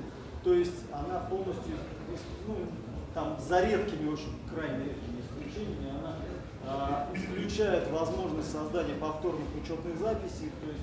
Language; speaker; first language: Russian; native; Russian